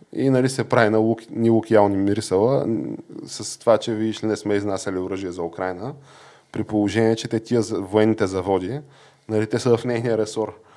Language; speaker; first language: Bulgarian; native; Bulgarian